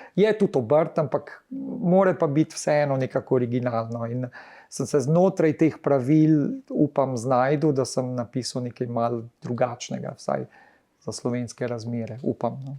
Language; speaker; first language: Slovenian; early bilingual, heritage; Slovenian